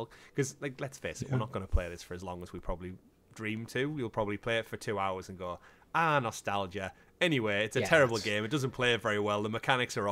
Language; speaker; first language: English; native; English